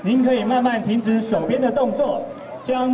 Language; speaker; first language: Chinese; native; Chinese